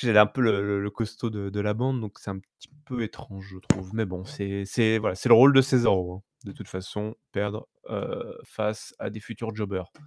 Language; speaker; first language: French; native; French